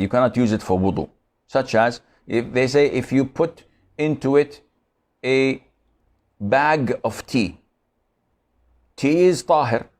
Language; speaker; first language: English; non-native, fluent; Arabic